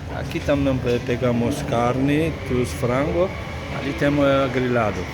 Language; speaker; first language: Portuguese; non-native, learner; Turkish